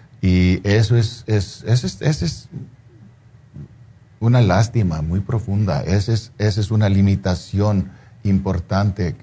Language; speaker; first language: Spanish; non-native, fluent; English